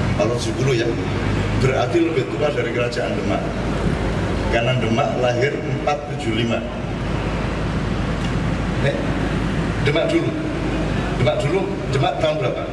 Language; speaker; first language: Indonesian; non-native, local second language; Javanese